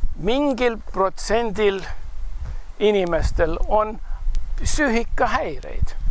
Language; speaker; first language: Estonian; early bilingual, heritage; Estonian